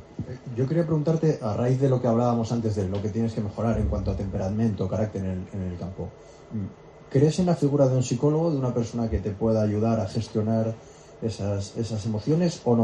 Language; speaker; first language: Spanish; native; Spanish